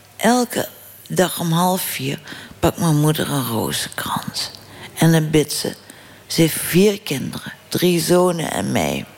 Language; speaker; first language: Dutch; native; Dutch